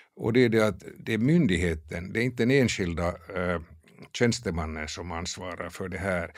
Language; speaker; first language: Swedish; native; Swedish